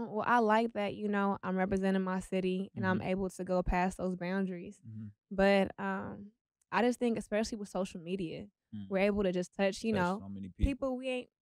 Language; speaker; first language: English; native; English